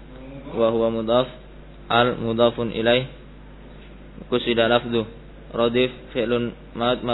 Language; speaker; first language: Arabic; non-native, learner; Indonesian